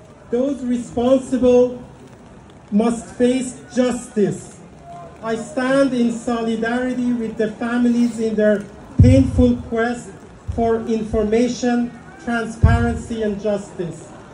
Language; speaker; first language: English; early bilingual, other home language; Persian